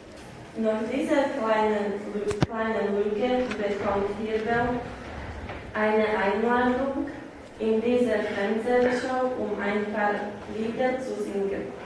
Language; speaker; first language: German; non-native, learner; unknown